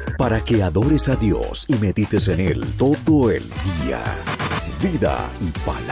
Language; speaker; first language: Spanish; native; Spanish